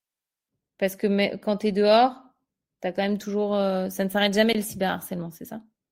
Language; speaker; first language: French; native; French